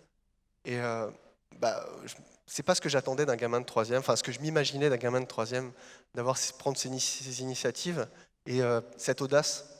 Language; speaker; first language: French; native; French